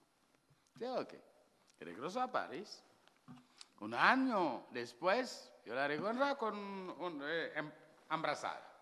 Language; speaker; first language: Spanish; non-native, learner; Wolof